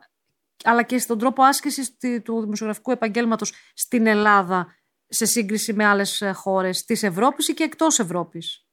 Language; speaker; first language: Greek; native; Greek